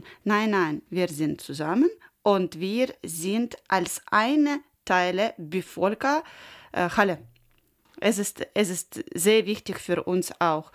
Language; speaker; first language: German; non-native, learner; Ukrainian